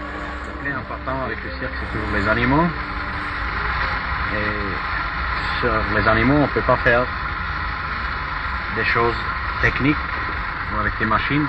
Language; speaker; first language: French; non-native, fluent; German